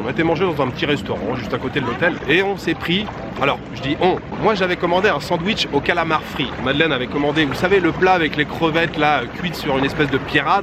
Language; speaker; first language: French; native; French